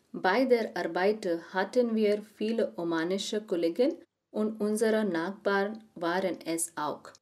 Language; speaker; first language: German; non-native, learner; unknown